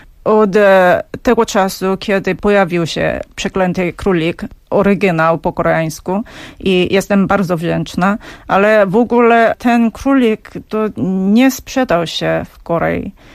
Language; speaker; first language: Polish; non-native, fluent; Korean